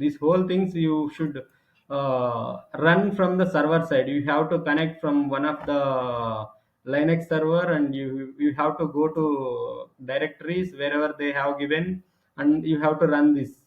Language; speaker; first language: English; non-native, local second language; Telugu